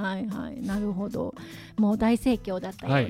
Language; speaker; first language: Japanese; native; Japanese